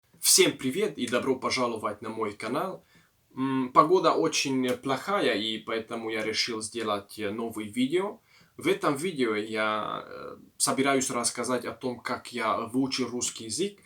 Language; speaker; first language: Russian; non-native, learner; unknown